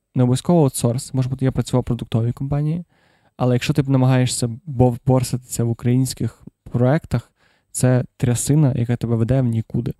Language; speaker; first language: Ukrainian; non-native, local second language; Russian